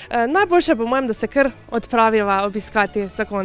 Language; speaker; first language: Slovenian; native; Slovenian